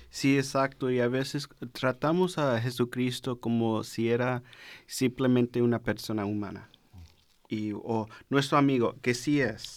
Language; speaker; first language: Spanish; early bilingual, heritage; Spanish